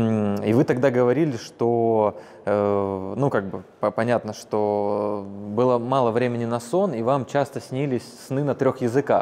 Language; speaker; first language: Russian; native; Russian